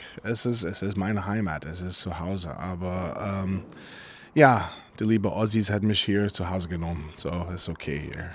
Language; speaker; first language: German; non-native, fluent; English